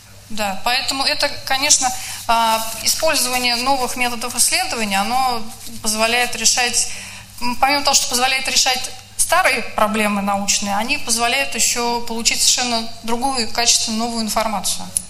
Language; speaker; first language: Russian; native; Russian